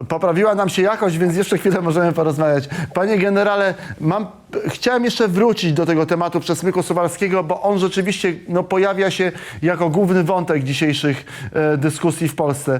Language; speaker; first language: Polish; native; Polish